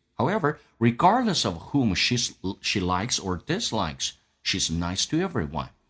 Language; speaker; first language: English; non-native, fluent; Chinese